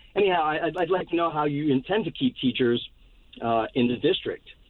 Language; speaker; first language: English; native; English